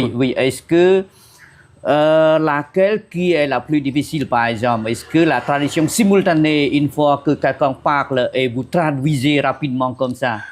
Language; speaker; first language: French; non-native, fluent; Khmer